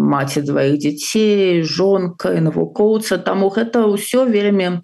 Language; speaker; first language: Belarusian; non-native, local second language; Russian